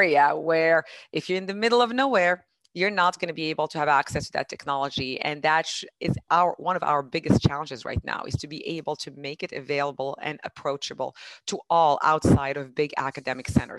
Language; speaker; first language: English; non-native, fluent; Arabic